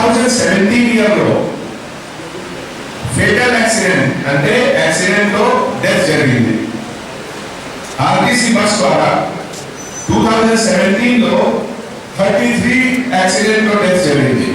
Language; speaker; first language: Telugu; non-native, fluent; Hindi